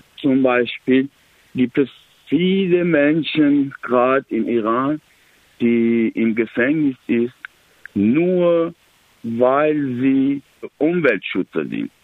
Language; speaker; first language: German; non-native, learner; Persian